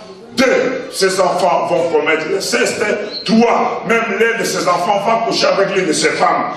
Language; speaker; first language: French; non-native, local second language; Lingala